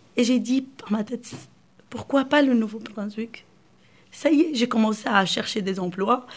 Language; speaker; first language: French; non-native, local second language; Arabic